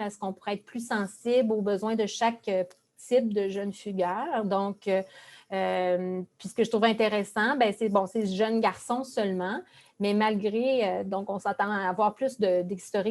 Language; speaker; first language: French; native; French